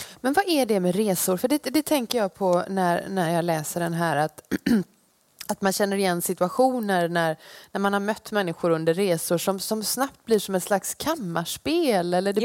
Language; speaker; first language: Swedish; native; Swedish